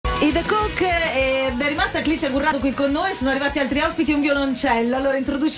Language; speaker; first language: Italian; native; Italian